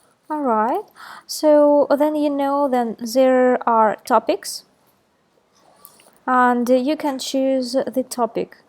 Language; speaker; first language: English; non-native, fluent; Russian